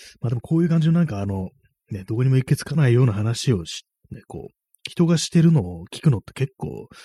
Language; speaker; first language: Japanese; native; Japanese